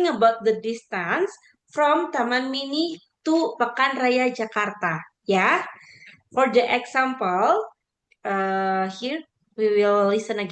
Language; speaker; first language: English; non-native, fluent; Indonesian